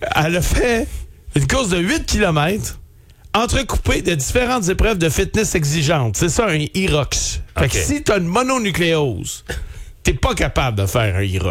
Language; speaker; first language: French; native; French